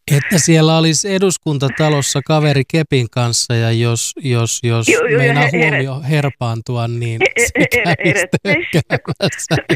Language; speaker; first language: Finnish; native; Finnish